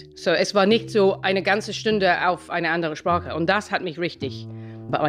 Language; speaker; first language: German; non-native, fluent; English